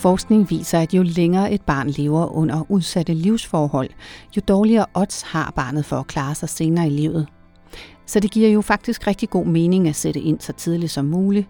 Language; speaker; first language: Danish; native; Danish